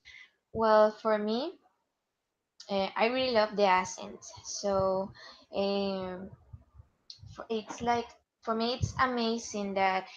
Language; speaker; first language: English; non-native, learner; Spanish